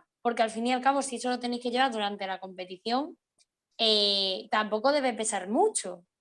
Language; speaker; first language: Spanish; native; Spanish